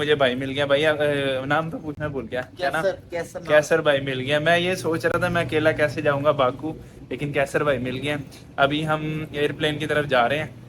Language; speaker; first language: Urdu; non-native, local second language; Punjabi